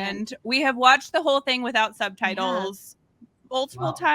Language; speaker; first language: English; native; English